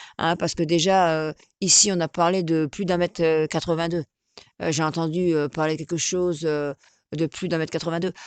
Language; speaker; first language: French; native; French